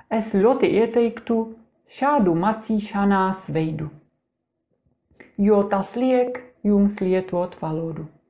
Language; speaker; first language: Latvian; non-native, learner; Czech